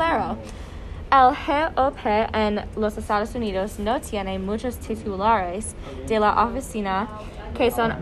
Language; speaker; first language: Spanish; non-native, learner; English